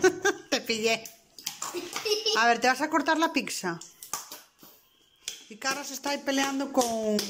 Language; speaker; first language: Spanish; native; Spanish